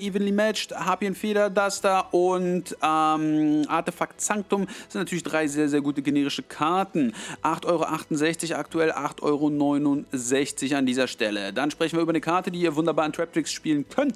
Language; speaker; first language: German; native; German